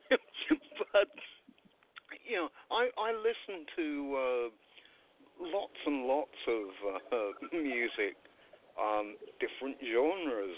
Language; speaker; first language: English; native; English